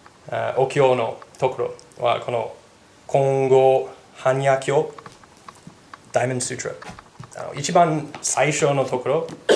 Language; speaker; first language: Japanese; non-native, learner; English